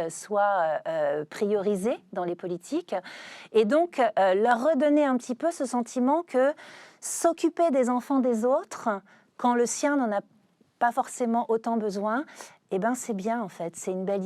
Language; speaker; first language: French; native; French